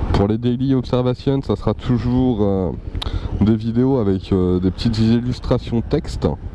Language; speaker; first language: French; native; French